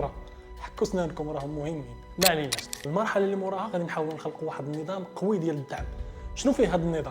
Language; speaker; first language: Arabic; native; Arabic